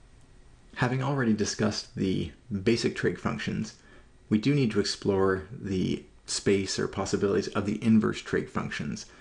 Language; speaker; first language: English; native; English